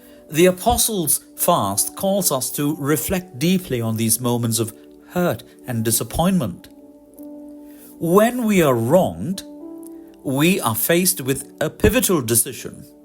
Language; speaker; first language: English; non-native, local second language; Malayalam